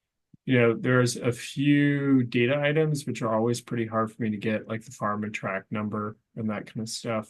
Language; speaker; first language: English; native; English